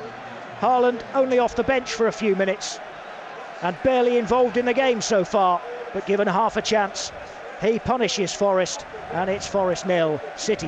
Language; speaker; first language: English; native; English